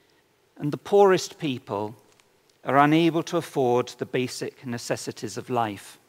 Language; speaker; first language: English; native; English